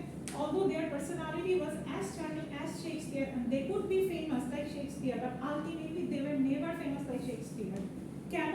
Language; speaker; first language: English; non-native, local second language; Bangla